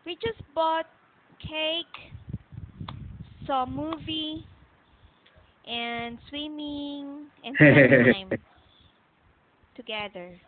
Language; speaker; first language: English; non-native, local second language; Filipino